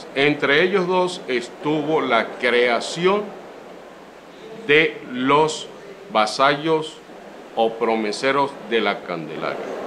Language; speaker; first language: Spanish; native; Spanish